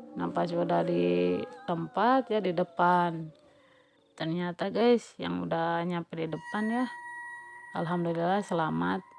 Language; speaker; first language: Indonesian; non-native, local second language; Sundanese